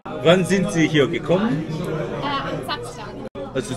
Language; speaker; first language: German; non-native, learner; Korean